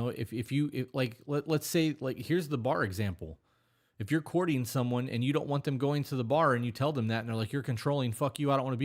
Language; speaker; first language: English; native; English